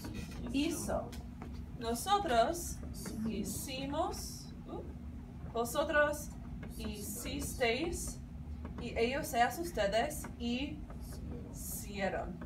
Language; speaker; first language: Spanish; non-native, fluent; English